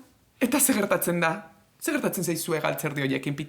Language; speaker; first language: Basque; native; Basque